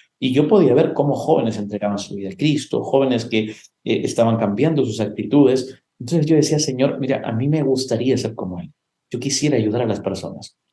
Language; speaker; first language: Spanish; native; Spanish